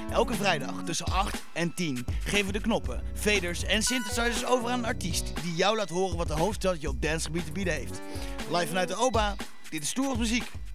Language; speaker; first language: Dutch; native; Dutch